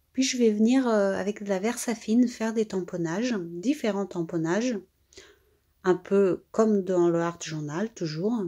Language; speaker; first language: French; native; French